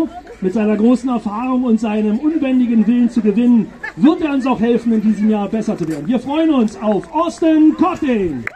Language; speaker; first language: German; native; German